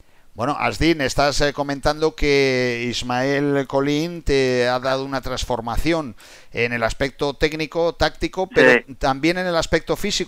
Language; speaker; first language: Spanish; native; Spanish